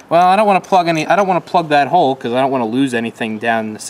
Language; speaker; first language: English; native; English